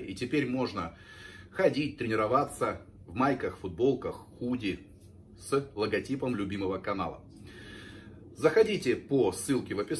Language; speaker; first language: Russian; native; Russian